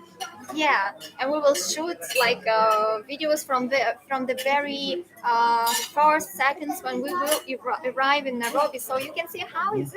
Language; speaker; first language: English; non-native, fluent; Russian